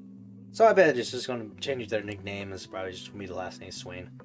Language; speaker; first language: English; native; English